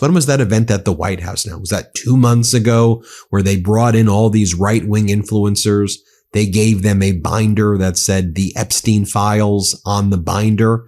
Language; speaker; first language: English; native; English